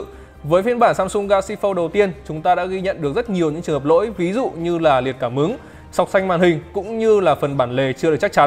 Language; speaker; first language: Vietnamese; native; Vietnamese